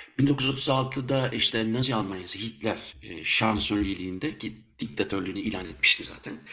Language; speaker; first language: Turkish; early bilingual, heritage; Turkish